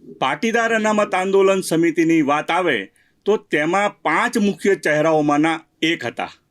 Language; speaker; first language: Gujarati; native; Gujarati